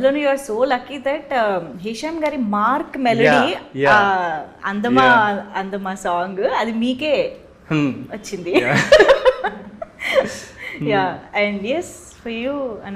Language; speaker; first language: Telugu; native; Telugu